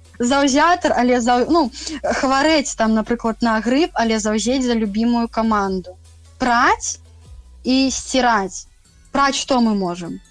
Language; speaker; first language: Belarusian; native; Belarusian